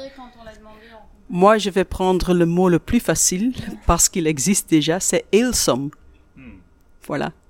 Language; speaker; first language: French; native; French